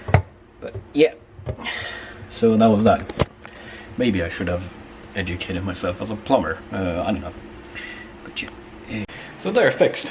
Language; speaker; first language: English; non-native, fluent; Swedish